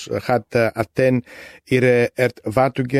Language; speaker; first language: German; non-native, fluent; Greek